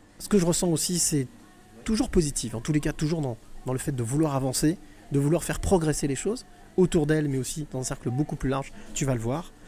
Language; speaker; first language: French; native; French